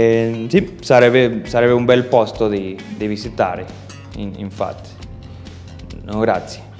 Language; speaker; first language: Italian; non-native, learner; Spanish